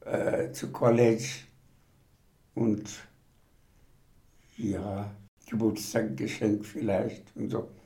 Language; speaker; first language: German; non-native, fluent; Bangla